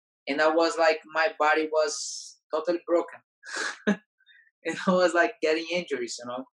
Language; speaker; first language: English; non-native, learner; Portuguese